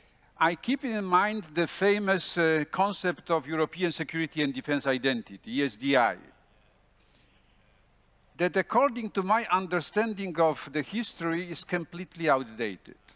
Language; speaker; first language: English; non-native, fluent; Polish